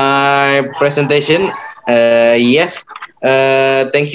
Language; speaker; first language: English; non-native, learner; Indonesian